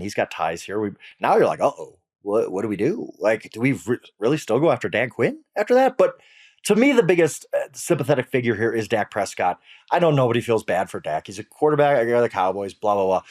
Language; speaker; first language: English; native; English